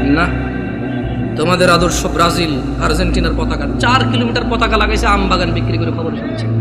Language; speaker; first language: Bangla; early bilingual, heritage; Bangla